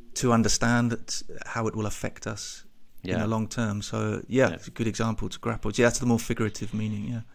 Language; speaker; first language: English; native; English